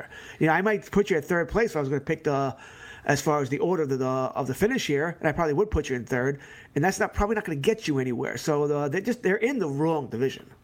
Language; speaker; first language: English; native; English